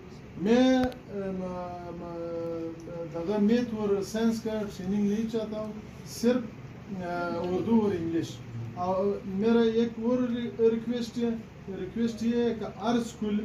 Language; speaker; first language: Hindi; non-native, learner; Pashto